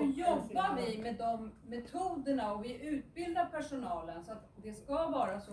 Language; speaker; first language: Swedish; native; Swedish